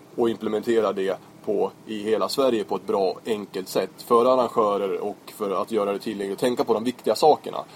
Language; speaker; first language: Swedish; native; Swedish